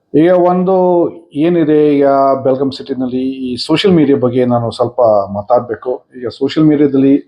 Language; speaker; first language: Kannada; non-native, fluent; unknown